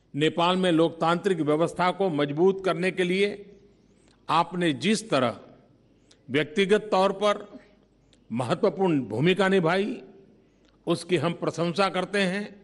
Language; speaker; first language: Hindi; native; Hindi